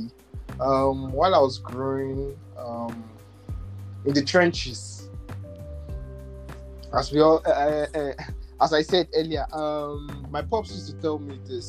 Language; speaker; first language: English; non-native, local second language; Yoruba